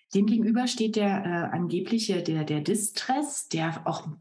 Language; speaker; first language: German; native; German